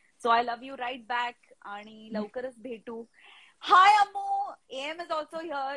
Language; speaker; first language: English; non-native, local second language; Marathi